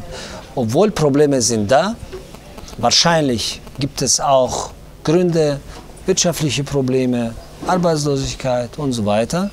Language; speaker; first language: German; non-native, learner; Tajik